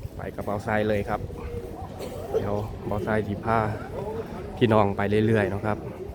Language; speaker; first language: Thai; native; Thai